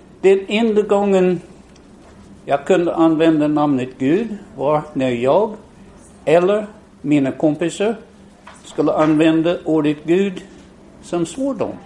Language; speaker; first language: Swedish; non-native, fluent; English